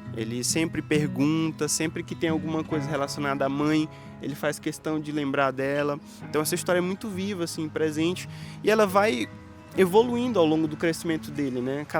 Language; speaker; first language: Portuguese; native; Portuguese